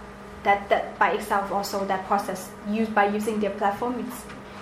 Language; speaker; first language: English; non-native, fluent; Chinese